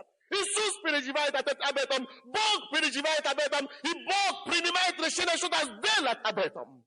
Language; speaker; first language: Russian; non-native, fluent; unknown